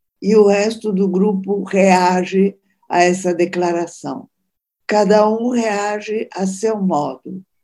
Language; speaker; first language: Portuguese; early bilingual, other home language; Italian